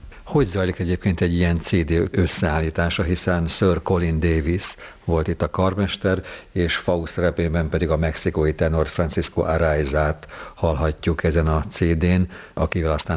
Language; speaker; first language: Hungarian; native; Hungarian